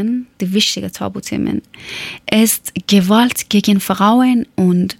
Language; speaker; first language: German; non-native, learner; Persian